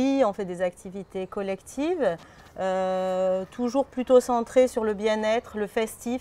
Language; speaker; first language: French; native; French